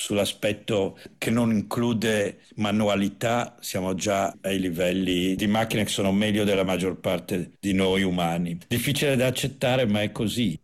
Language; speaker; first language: Italian; native; Italian